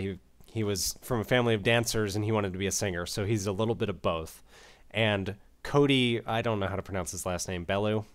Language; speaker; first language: English; native; English